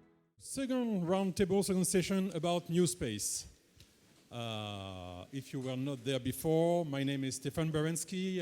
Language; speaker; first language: English; non-native, fluent; French